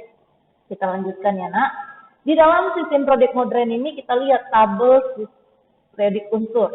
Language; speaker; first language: Indonesian; native; Indonesian